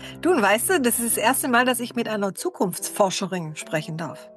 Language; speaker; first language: German; native; German